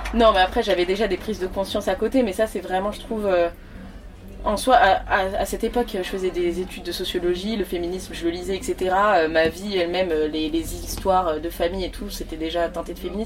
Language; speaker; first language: French; native; French